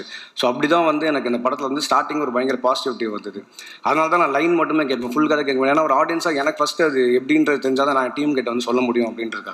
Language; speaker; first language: Tamil; native; Tamil